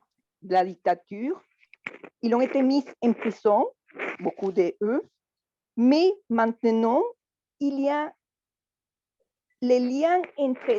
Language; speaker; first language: French; non-native, fluent; Spanish